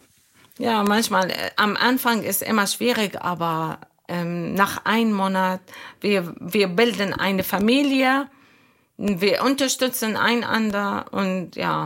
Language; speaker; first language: German; non-native, fluent; Arabic